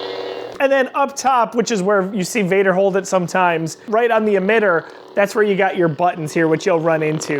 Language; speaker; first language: English; native; English